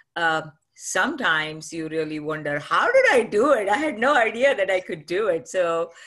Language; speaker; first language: English; non-native, local second language; Marathi